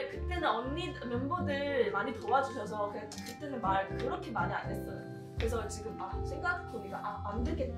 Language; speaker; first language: Korean; non-native, fluent; Chinese